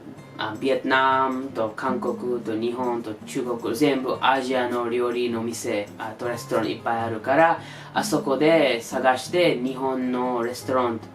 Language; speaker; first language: Japanese; non-native, learner; English